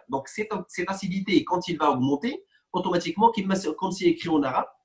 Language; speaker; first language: French; non-native, local second language; Arabic